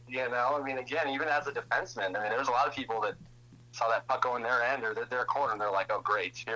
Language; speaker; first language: English; native; English